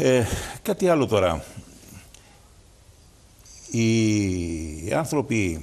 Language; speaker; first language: Greek; native; Greek